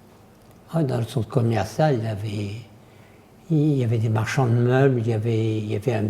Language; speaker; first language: French; native; French